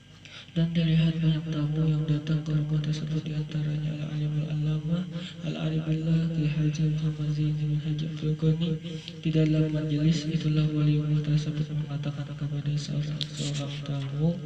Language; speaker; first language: Indonesian; native; Indonesian